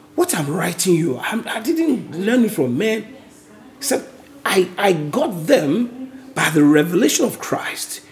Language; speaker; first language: English; non-native, local second language; Yoruba